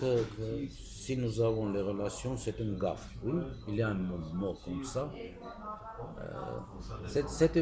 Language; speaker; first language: French; non-native, fluent; Armenian